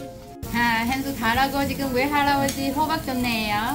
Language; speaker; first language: Korean; non-native, learner; Vietnamese